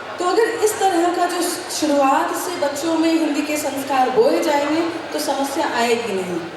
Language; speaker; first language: Hindi; non-native, local second language; Maithili